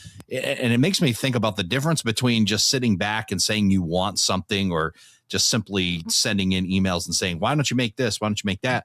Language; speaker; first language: English; native; English